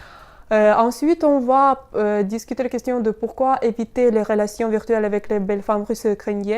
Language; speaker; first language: French; non-native, fluent; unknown